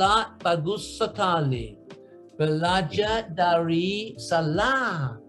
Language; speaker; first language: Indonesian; non-native, learner; English